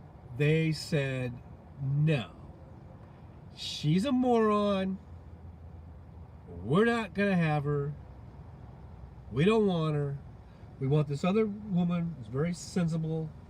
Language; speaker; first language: English; native; English